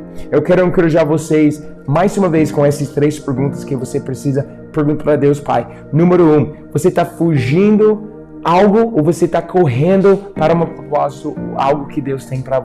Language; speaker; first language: Portuguese; non-native, fluent; English